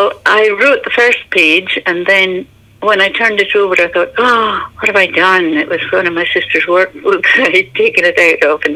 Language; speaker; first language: English; native; English